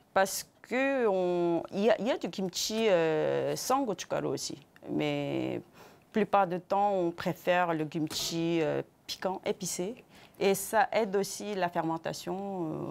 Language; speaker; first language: French; non-native, fluent; Korean